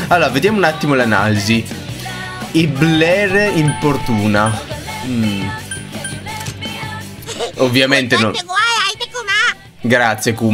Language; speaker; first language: Italian; native; Italian